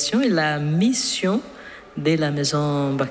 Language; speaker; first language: French; non-native, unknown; Portuguese